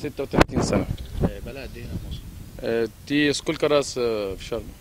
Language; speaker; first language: Russian; non-native, learner; Arabic